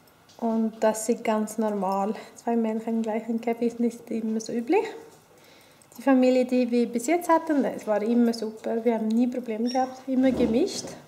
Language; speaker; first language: German; non-native, fluent; Swedish